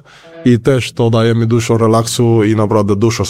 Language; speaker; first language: Polish; non-native, learner; Spanish